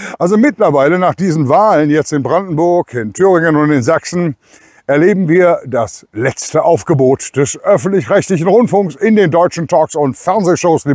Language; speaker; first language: German; native; German